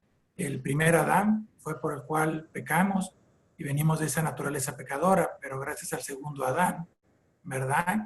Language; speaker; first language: Spanish; native; Spanish